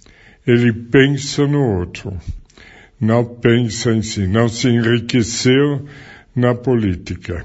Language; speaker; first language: Portuguese; non-native, fluent; German